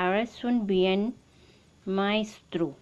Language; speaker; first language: Spanish; non-native, learner; Hindi